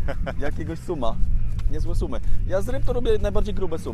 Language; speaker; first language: Polish; native; Polish